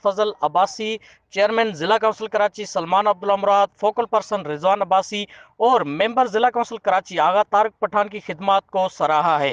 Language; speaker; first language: Urdu; native; Urdu